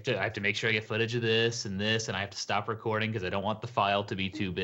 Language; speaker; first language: English; native; English